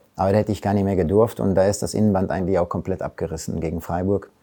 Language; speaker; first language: German; early bilingual, other home language; Polish